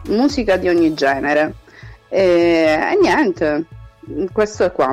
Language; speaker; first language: Italian; early bilingual, other home language; Portuguese